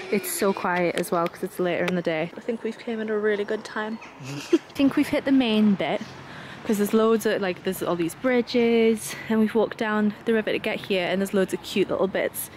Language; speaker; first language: English; native; English